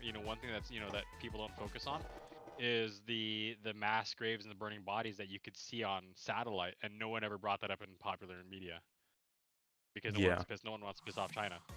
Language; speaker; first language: English; native; English